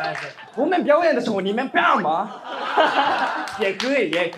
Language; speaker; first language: Chinese; non-native, fluent; Japanese